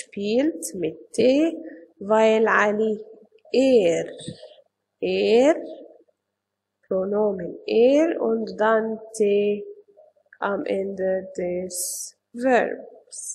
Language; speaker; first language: German; non-native, fluent; Arabic